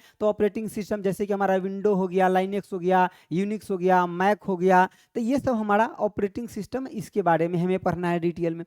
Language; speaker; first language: Hindi; native; Hindi